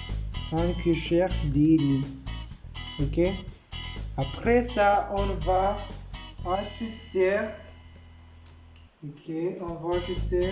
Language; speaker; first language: French; non-native, learner; Spanish